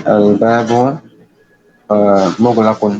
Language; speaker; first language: Arabic; non-native, learner; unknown